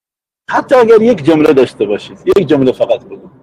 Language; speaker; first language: Persian; native; Persian